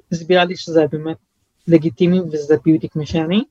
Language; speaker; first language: Hebrew; early bilingual, other home language; French